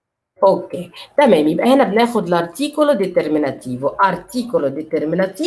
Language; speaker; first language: Arabic; native; Arabic